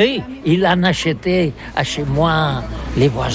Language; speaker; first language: French; non-native, learner; Catalan